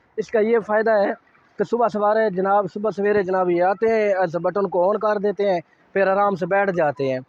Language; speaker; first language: Urdu; non-native, local second language; Saraiki